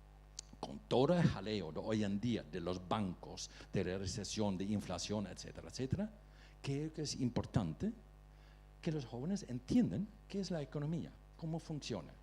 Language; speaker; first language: Spanish; non-native, fluent; Dutch